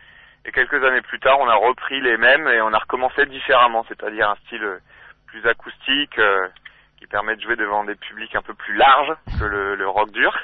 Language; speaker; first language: French; native; French